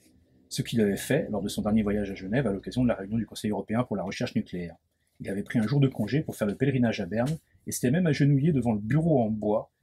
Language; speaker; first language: French; native; French